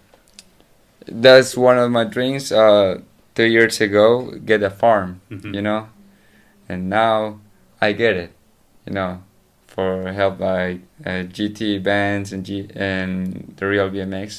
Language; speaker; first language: English; non-native, learner; Spanish